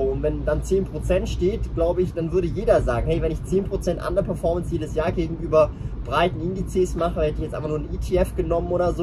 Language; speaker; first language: German; native; German